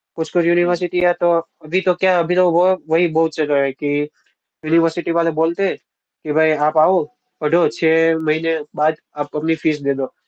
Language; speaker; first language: Hindi; non-native, local second language; Gujarati